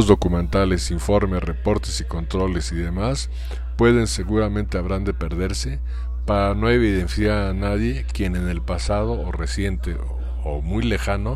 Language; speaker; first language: Spanish; native; Spanish